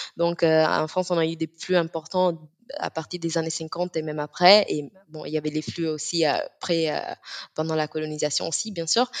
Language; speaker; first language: French; non-native, fluent; Italian